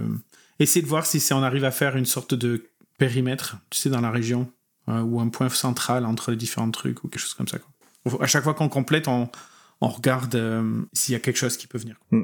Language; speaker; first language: French; native; French